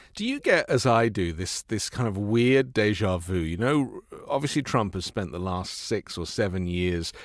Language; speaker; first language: English; native; English